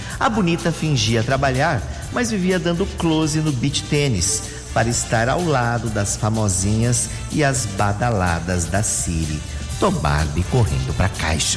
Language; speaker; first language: Portuguese; native; Portuguese